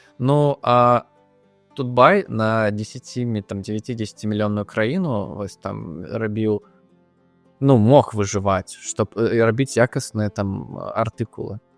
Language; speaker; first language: Belarusian; non-native, local second language; Russian